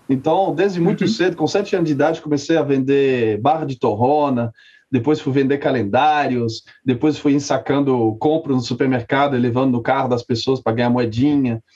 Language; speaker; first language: Portuguese; non-native, fluent; French